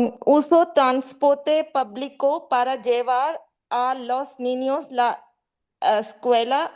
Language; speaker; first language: Spanish; non-native, learner; Urdu